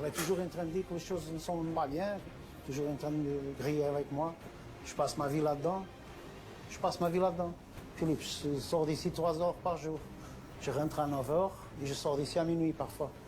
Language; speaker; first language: French; non-native, fluent; Portuguese